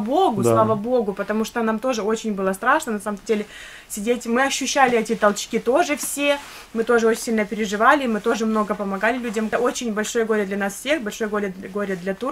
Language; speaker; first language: Russian; native; Russian